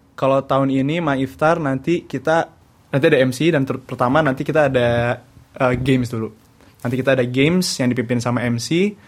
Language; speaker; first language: Indonesian; native; Indonesian